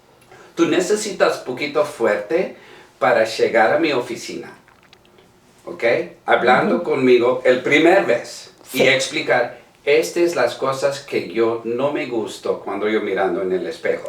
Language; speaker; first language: Spanish; non-native, learner; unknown